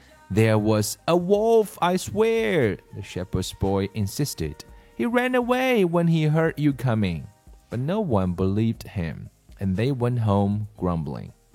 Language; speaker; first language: English; non-native, fluent; Chinese